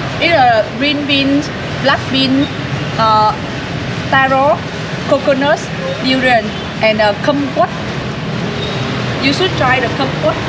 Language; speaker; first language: English; non-native, learner; Vietnamese